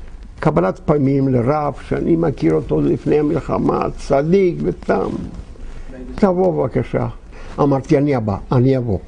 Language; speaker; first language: Hebrew; non-native, fluent; Yiddish